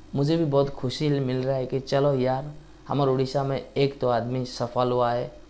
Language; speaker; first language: Hindi; non-native, local second language; Odia